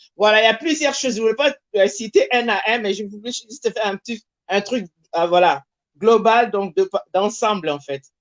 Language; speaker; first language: French; non-native, local second language; Lingala